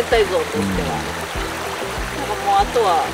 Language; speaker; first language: Japanese; native; Japanese